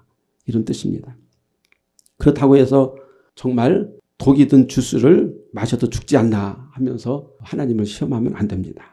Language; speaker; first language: Korean; native; Korean